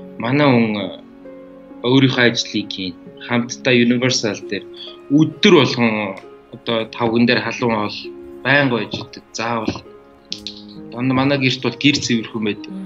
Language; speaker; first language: Mongolian; native; Mongolian